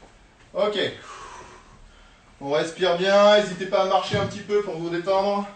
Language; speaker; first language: French; native; French